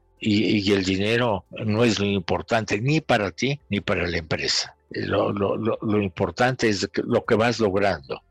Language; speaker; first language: Spanish; native; Spanish